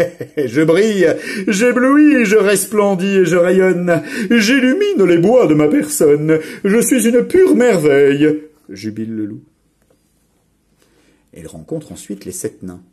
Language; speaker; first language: French; native; French